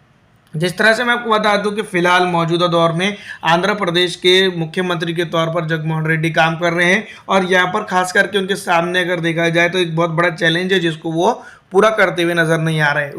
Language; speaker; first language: Hindi; native; Hindi